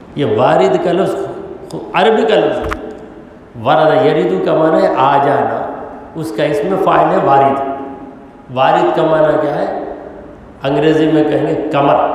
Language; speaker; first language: Urdu; native; Urdu